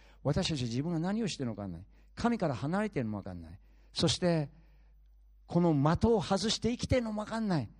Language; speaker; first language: Japanese; early bilingual, heritage; Japanese